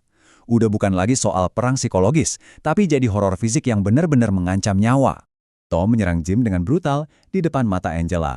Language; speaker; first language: Indonesian; native; Indonesian